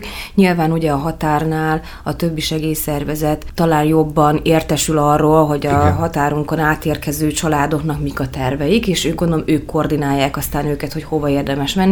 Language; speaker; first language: Hungarian; native; Hungarian